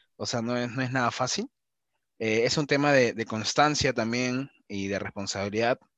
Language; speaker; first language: Spanish; native; Spanish